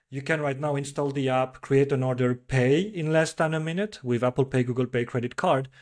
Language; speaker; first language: English; non-native, fluent; French